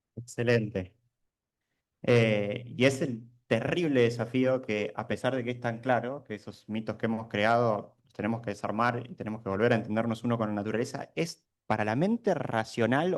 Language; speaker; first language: Spanish; native; Spanish